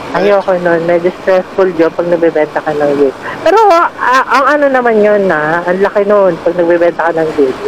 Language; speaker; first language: Filipino; native; Filipino